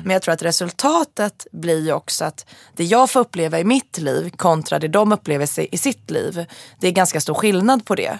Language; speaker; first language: Swedish; native; Swedish